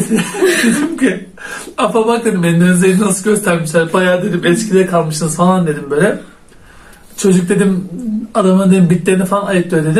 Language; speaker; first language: Turkish; native; Turkish